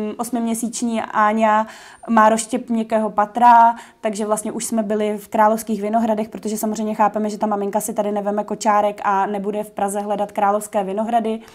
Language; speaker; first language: Czech; native; Czech